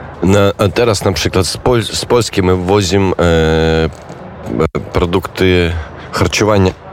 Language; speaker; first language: Polish; non-native, learner; Ukrainian